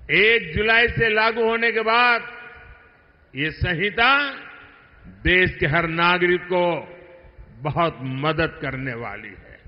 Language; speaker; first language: Hindi; non-native, local second language; Gujarati